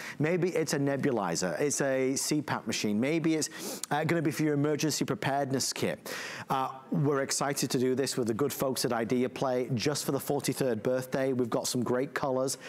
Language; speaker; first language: English; native; English